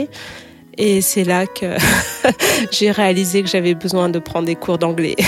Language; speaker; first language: French; native; French